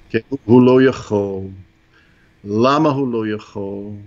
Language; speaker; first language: Hebrew; non-native, fluent; English